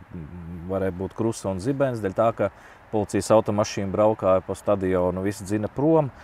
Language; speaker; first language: Latvian; native; Latvian